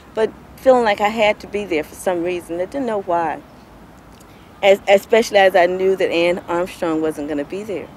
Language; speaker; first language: English; native; English